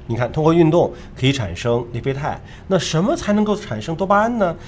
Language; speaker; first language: Chinese; native; Chinese